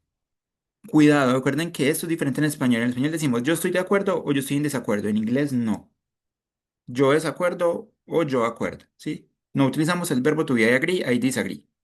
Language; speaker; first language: Spanish; native; Spanish